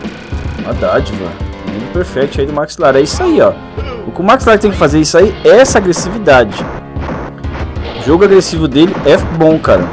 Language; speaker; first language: Portuguese; native; Portuguese